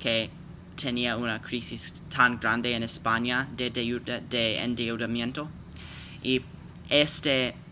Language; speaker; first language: Spanish; non-native, fluent; English